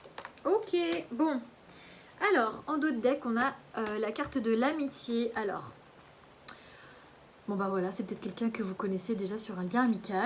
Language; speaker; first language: French; native; French